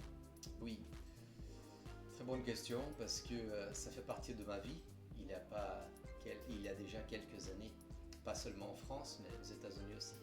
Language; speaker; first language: French; non-native, fluent; Portuguese